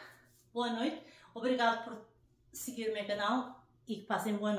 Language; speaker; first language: Portuguese; non-native, learner; English